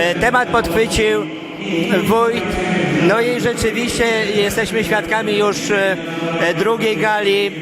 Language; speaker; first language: Polish; native; Polish